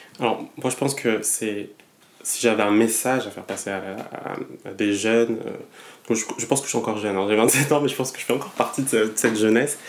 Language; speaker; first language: French; non-native, local second language; Malagasy